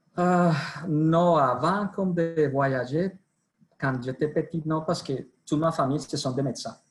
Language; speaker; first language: French; non-native, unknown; Spanish